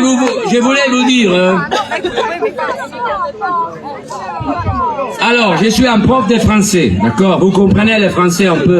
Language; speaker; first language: French; non-native, learner; Italian